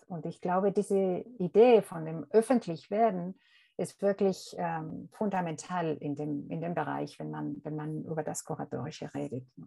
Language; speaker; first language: German; non-native, fluent; Spanish